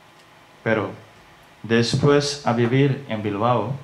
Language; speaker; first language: Spanish; non-native, learner; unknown